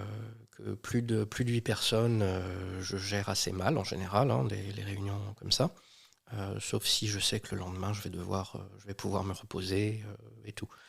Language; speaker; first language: French; native; French